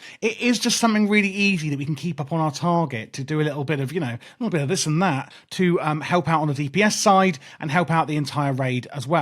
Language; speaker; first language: English; native; English